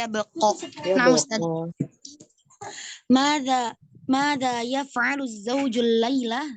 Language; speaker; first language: Arabic; non-native, learner; Indonesian